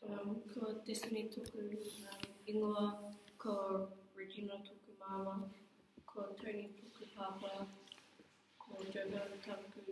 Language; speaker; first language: Māori; non-native, learner; English